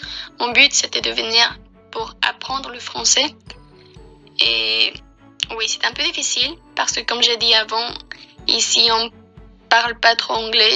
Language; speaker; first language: French; non-native, fluent; Spanish